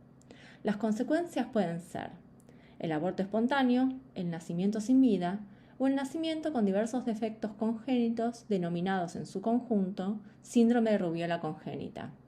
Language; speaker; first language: Spanish; native; Spanish